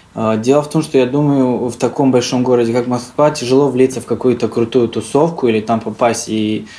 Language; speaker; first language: Russian; early bilingual, heritage; Serbian